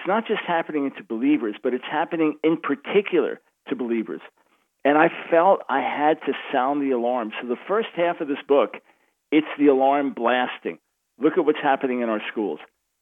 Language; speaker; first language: English; native; English